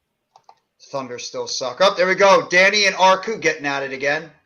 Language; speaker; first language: English; native; English